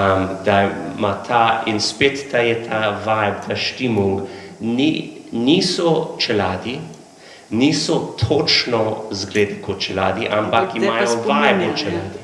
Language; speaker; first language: Slovenian; non-native, learner; English